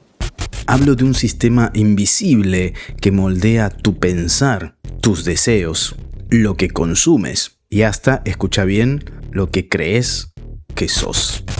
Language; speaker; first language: Spanish; native; Spanish